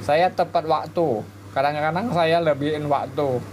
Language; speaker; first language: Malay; non-native, local second language; Hakka Chinese